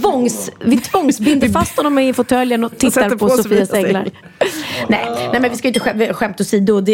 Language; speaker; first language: Swedish; native; Swedish